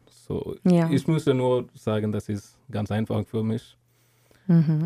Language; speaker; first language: German; non-native, learner; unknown